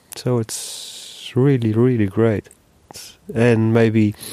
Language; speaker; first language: English; non-native, learner; Dutch